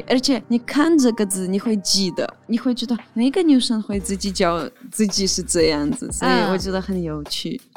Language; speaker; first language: Chinese; non-native, fluent; Ukrainian